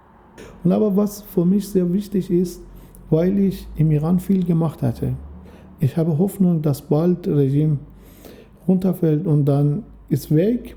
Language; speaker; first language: German; non-native, fluent; Persian